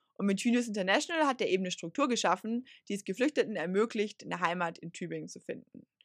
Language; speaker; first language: German; native; German